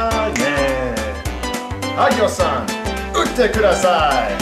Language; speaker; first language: Japanese; non-native, learner; English